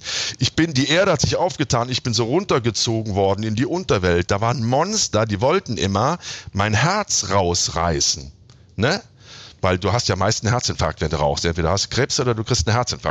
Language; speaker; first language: German; native; German